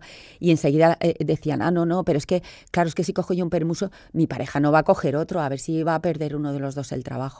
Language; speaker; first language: Spanish; native; Spanish